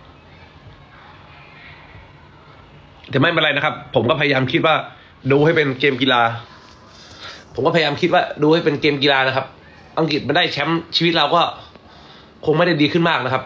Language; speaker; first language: Thai; native; Thai